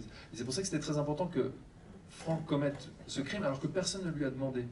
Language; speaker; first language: French; native; French